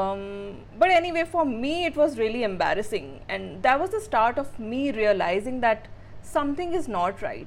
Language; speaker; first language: English; non-native, local second language; Hindi